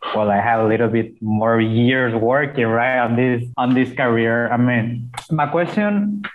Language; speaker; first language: English; non-native, fluent; Spanish